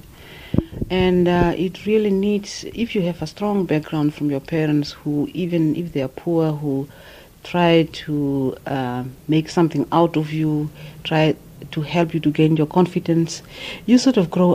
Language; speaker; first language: English; non-native, fluent; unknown